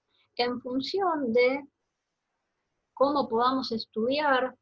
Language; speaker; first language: Spanish; native; Spanish